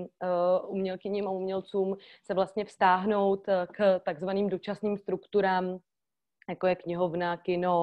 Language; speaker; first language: Czech; native; Czech